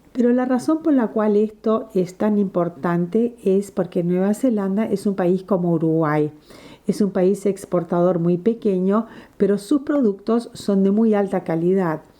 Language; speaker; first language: Spanish; non-native, fluent; English